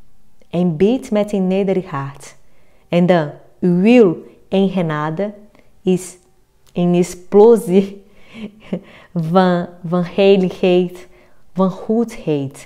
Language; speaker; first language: Dutch; non-native, fluent; Portuguese